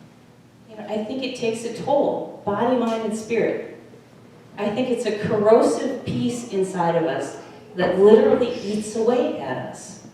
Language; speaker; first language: English; native; English